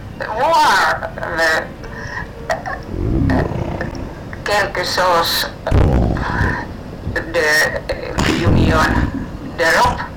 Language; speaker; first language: French; non-native, learner; Finnish